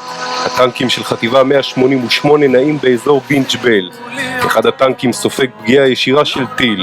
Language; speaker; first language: Hebrew; native; Hebrew